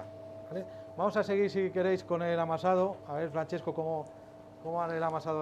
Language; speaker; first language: Spanish; native; Spanish